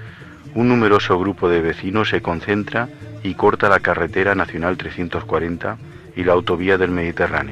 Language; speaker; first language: Spanish; native; Spanish